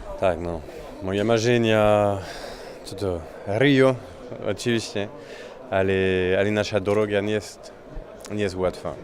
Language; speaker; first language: Polish; non-native, learner; French